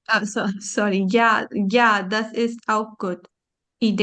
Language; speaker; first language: German; non-native, learner; Urdu